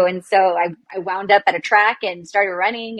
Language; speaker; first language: English; native; English